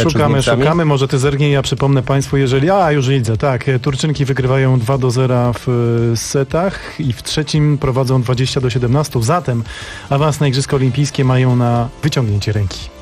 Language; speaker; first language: Polish; native; Polish